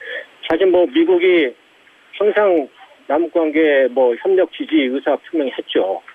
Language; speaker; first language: Korean; native; Korean